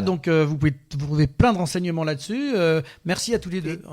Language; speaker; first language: French; native; French